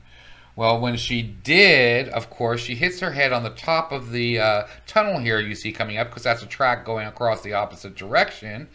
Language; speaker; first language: English; native; English